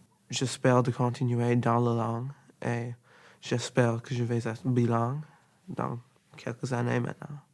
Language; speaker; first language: French; non-native, learner; English